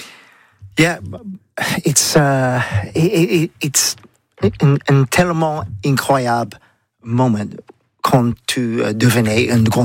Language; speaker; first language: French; non-native, learner; English